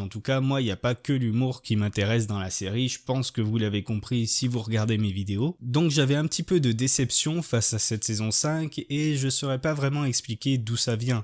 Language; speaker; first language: French; native; French